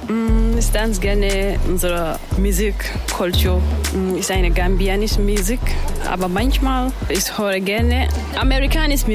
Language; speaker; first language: German; non-native, learner; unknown